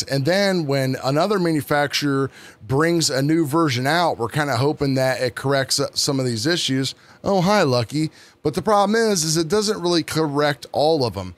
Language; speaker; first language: English; native; English